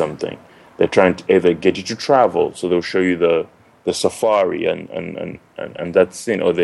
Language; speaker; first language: English; non-native, local second language; Ganda